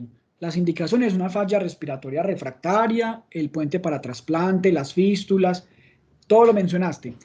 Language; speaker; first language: Spanish; native; Spanish